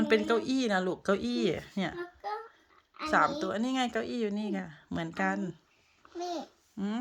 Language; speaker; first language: Thai; native; Thai